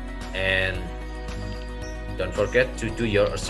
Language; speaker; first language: English; non-native, learner; Indonesian